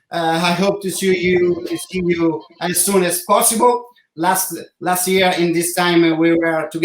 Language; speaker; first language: English; non-native, learner; Italian